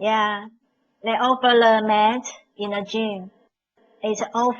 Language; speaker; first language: English; non-native, learner; Chinese